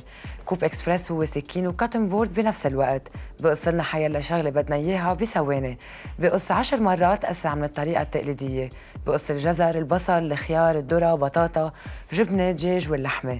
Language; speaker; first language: Arabic; native; Arabic